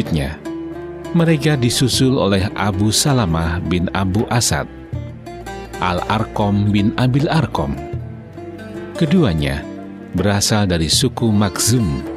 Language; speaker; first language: Indonesian; native; Indonesian